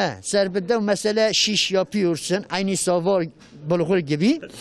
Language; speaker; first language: Turkish; non-native, local second language; Kurdish